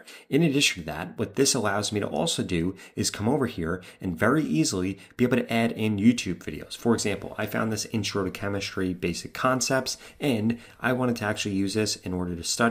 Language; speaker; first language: English; native; English